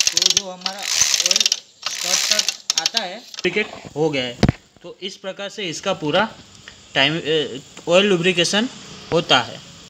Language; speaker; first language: Hindi; native; Hindi